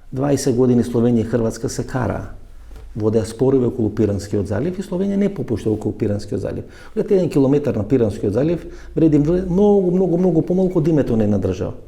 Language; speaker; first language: Macedonian; native; Macedonian